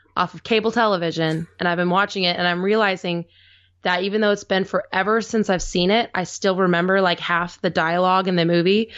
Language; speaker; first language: English; native; English